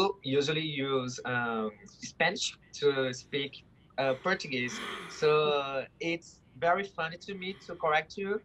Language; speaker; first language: English; non-native, learner; Portuguese